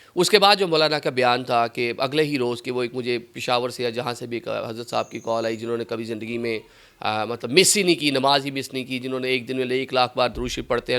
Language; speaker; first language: Urdu; native; Urdu